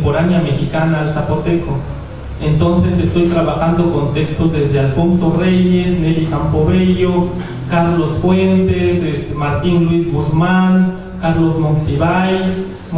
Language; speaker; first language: Spanish; non-native, local second language; Zapotec